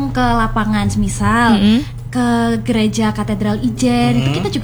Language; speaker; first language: Indonesian; native; Indonesian